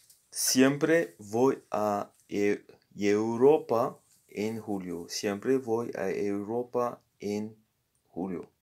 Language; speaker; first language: Spanish; non-native, learner; Morisyen